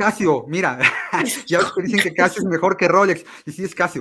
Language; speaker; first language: Spanish; native; Spanish